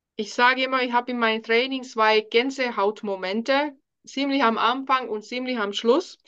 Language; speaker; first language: German; non-native, fluent; Finnish